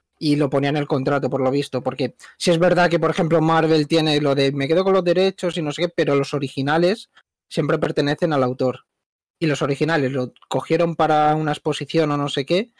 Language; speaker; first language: Spanish; native; Spanish